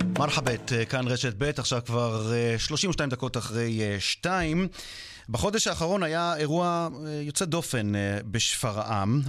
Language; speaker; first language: Hebrew; native; Hebrew